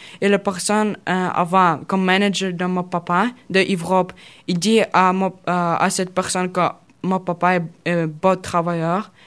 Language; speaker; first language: French; non-native, learner; Russian